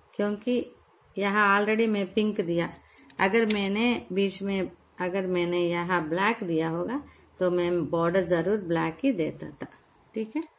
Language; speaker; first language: Hindi; non-native, local second language; Telugu